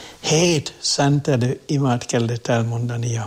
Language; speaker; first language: Hungarian; native; Hungarian